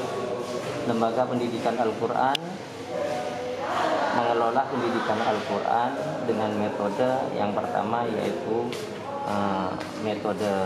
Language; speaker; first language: Indonesian; native; Indonesian